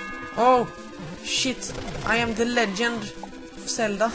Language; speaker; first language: English; non-native, learner; Swedish